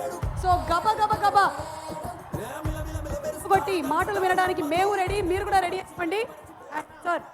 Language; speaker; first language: Telugu; native; Telugu